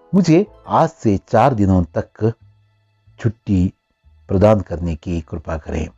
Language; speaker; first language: Hindi; non-native, local second language; Kannada